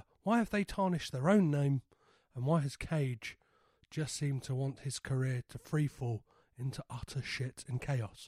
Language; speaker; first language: English; native; English